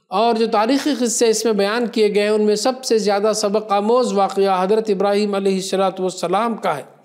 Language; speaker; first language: Urdu; native; Urdu